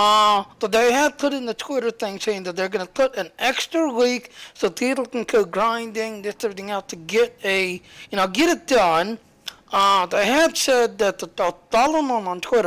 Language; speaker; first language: English; native; English